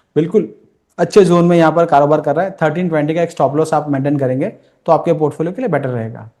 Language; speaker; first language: Hindi; non-native, local second language; Gujarati